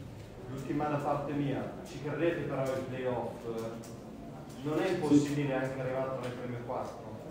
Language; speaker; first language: Italian; native; Italian